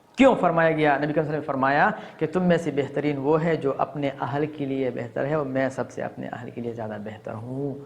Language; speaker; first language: Urdu; non-native, local second language; Pashto